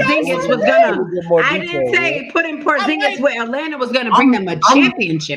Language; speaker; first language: English; native; English